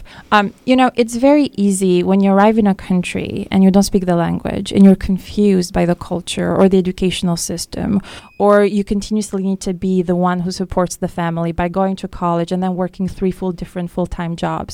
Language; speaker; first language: English; non-native, fluent; French